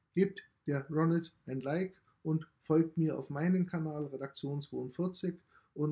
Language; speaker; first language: German; native; German